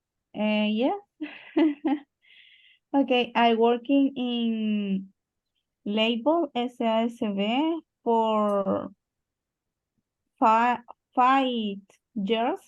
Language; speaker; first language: English; non-native, learner; Spanish